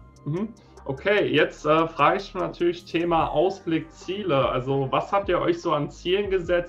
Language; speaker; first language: German; native; German